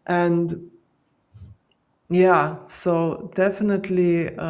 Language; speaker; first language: English; non-native, fluent; Slovenian